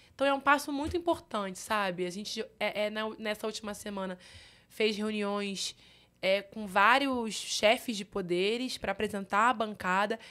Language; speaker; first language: Portuguese; native; Portuguese